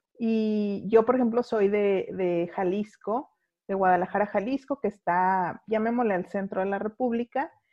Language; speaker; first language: Spanish; native; Spanish